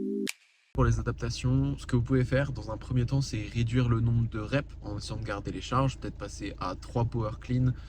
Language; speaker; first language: French; native; French